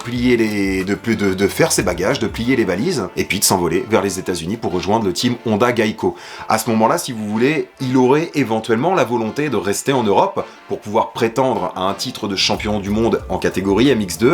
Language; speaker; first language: French; native; French